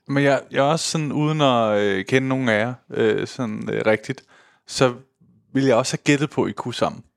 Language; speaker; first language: Danish; early bilingual, other home language; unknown